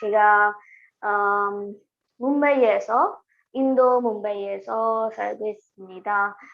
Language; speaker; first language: Korean; non-native, learner; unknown